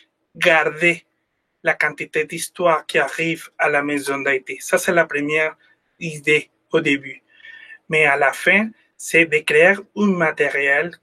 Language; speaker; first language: French; non-native, fluent; Spanish